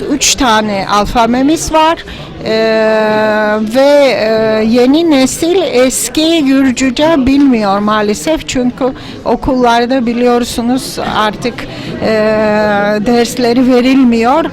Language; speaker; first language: Turkish; non-native, fluent; Georgian